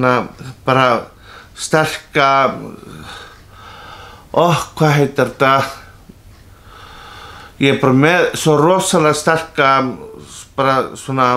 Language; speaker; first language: Icelandic; non-native, fluent; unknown